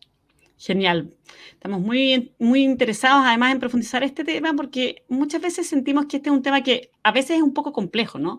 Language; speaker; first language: Spanish; native; Spanish